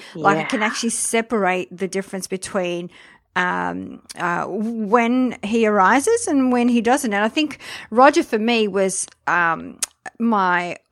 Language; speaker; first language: English; early bilingual, other home language; French